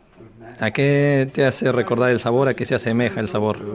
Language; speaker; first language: Spanish; native; Spanish